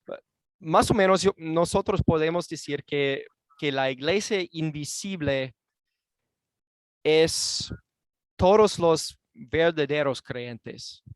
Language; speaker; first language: Spanish; non-native, fluent; English